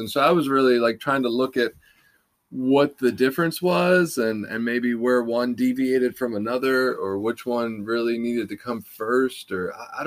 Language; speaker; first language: English; native; English